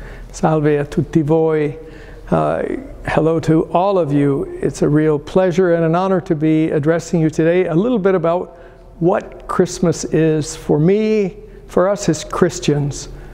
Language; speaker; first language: English; early bilingual, other home language; Italian